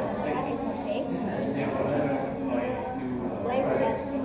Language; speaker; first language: English; non-native, learner; Indonesian